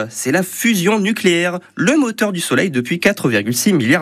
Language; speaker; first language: French; native; French